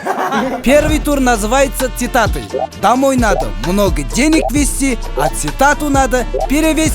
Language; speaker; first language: Russian; non-native, local second language; Kazakh